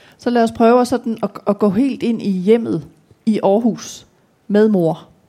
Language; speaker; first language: Danish; native; Danish